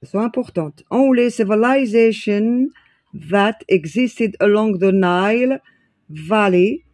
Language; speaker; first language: English; non-native, fluent; Arabic